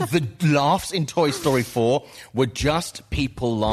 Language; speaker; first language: English; native; English